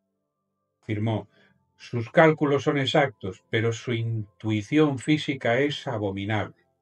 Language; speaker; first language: Spanish; native; Spanish